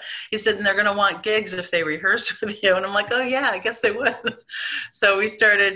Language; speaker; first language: English; native; English